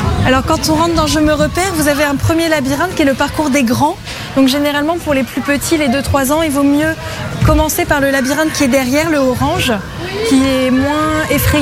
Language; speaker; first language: French; native; French